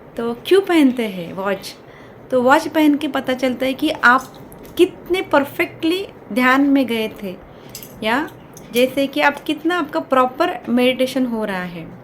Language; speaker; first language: Hindi; non-native, local second language; Kannada